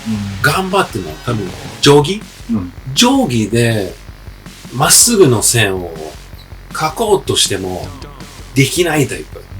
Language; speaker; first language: Japanese; non-native, fluent; English